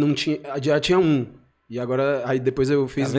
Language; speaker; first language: Portuguese; native; Portuguese